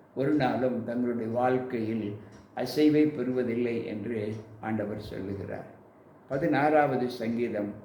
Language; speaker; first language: Tamil; native; Tamil